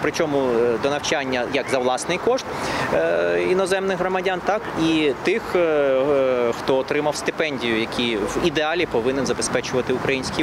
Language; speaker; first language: Ukrainian; native; Ukrainian